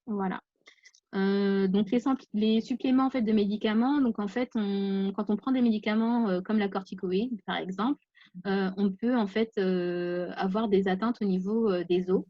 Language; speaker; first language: French; native; French